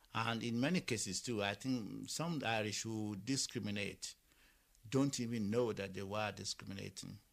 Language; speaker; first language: English; non-native, local second language; Yoruba